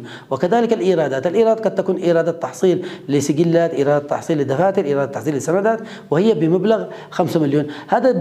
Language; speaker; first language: Arabic; native; Arabic